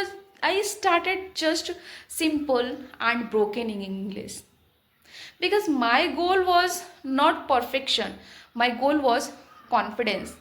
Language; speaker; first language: English; non-native, fluent; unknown